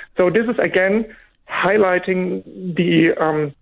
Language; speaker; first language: English; non-native, fluent; German